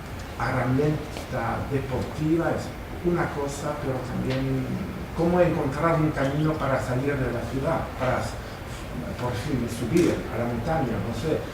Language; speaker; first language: Spanish; non-native, fluent; German